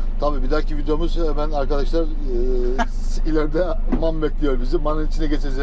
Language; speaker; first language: Turkish; native; Turkish